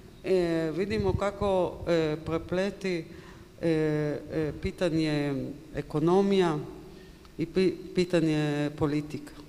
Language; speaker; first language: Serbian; non-native, learner; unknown